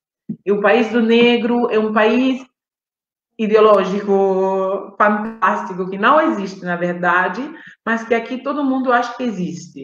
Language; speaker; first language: Portuguese; non-native, fluent; Italian